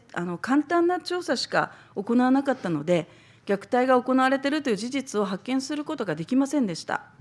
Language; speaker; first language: Japanese; native; Japanese